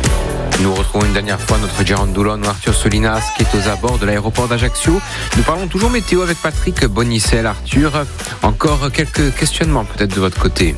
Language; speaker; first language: French; native; French